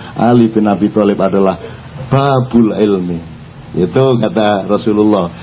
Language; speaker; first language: Indonesian; non-native, local second language; Javanese